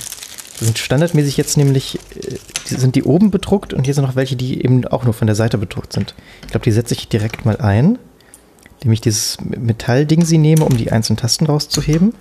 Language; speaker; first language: German; native; German